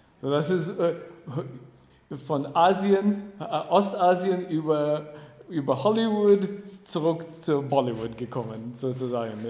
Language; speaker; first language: German; non-native, fluent; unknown